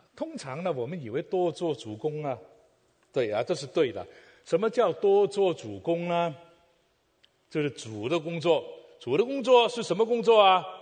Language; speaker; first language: Chinese; non-native, local second language; Cantonese